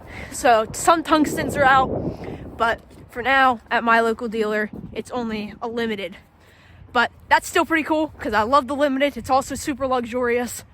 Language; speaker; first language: English; native; English